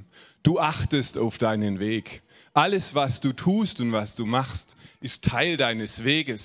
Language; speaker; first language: German; native; German